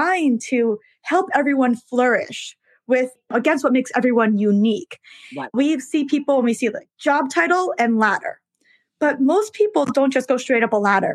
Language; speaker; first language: English; native; English